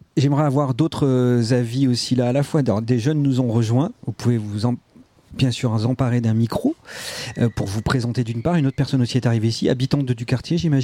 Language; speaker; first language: French; native; French